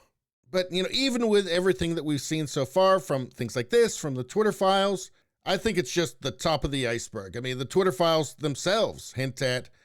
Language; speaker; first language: English; native; English